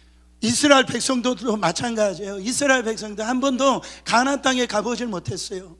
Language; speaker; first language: Korean; native; Korean